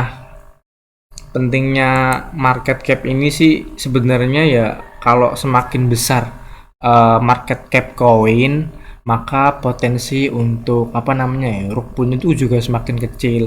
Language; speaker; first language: Indonesian; native; Indonesian